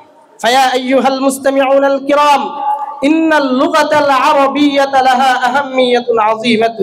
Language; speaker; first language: Arabic; non-native, learner; Bangla